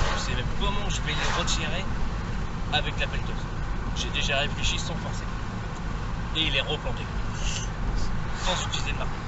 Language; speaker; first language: French; native; French